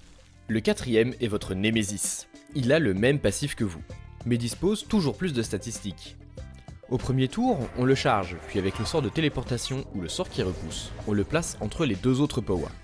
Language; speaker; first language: French; native; French